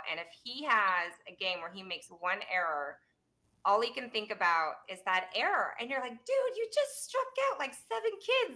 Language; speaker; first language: English; native; English